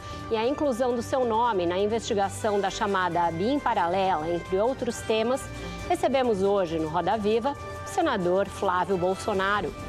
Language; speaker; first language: Portuguese; native; Portuguese